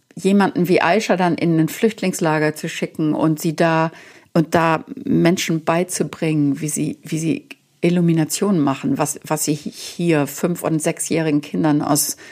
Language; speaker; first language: German; native; German